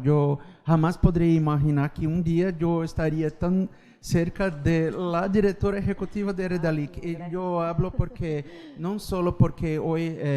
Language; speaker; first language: Spanish; non-native, fluent; Portuguese